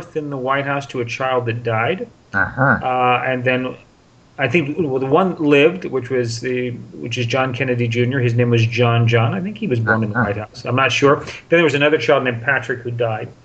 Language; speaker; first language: English; native; English